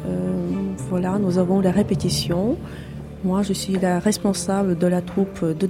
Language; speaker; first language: French; non-native, fluent; Russian